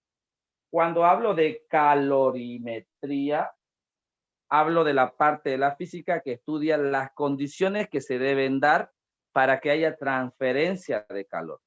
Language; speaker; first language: Spanish; native; Spanish